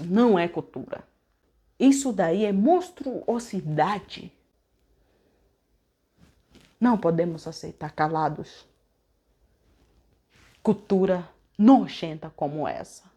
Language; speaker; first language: Portuguese; non-native, local second language; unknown